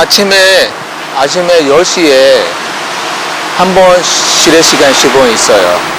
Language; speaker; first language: Korean; non-native, learner; Burmese